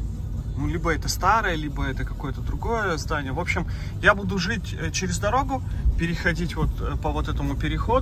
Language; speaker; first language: Russian; native; Russian